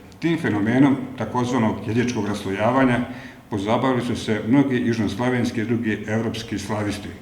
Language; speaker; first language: Bosnian; native; Bosnian